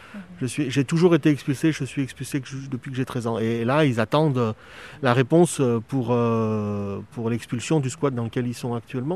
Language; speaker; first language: French; native; French